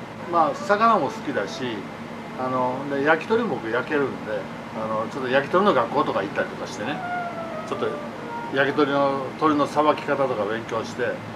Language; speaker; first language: Japanese; native; Japanese